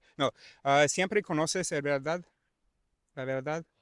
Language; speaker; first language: Spanish; non-native, learner; English